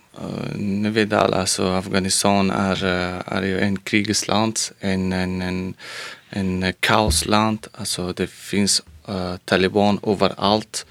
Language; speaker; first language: Swedish; non-native, learner; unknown